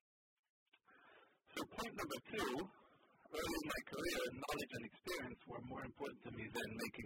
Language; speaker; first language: English; non-native, fluent; Hebrew